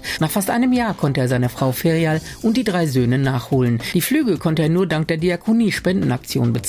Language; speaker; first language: German; native; German